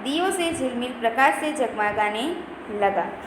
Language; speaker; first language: Hindi; non-native, local second language; Gujarati